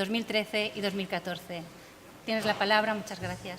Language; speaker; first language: Spanish; native; Spanish